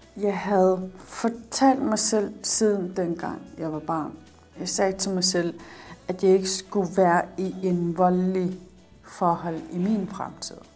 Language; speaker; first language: Danish; non-native, local second language; Kalaallisut